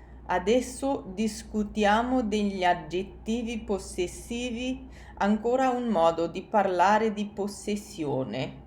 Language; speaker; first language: Italian; non-native, fluent; English